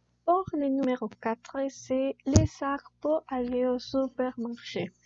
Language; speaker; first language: French; non-native, learner; Spanish